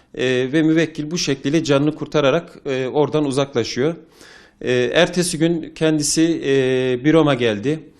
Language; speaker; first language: Turkish; native; Turkish